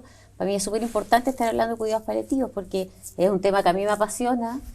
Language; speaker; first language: Spanish; native; Spanish